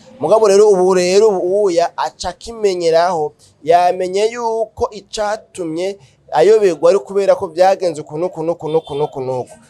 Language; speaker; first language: Rundi; native; Rundi